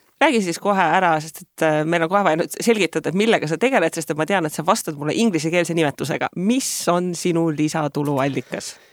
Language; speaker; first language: Estonian; native; Estonian